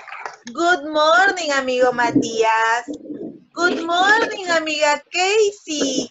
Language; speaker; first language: Spanish; native; Spanish